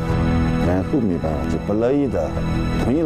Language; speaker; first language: Chinese; non-native, local second language; Tibetan